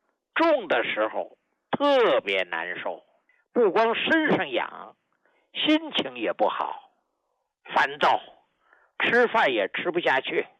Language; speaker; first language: Chinese; native; Chinese